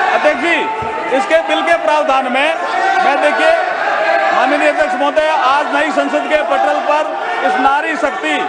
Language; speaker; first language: Hindi; native; Hindi